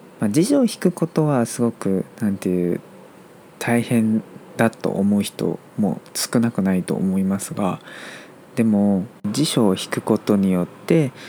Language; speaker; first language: Japanese; non-native, fluent; Chinese